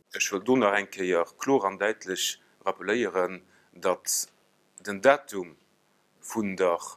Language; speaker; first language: Luxembourgish; native; Luxembourgish